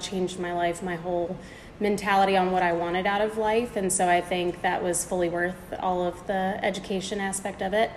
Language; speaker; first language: English; native; English